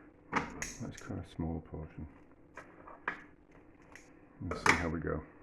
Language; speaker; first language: English; native; English